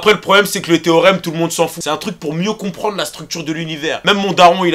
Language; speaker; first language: French; native; French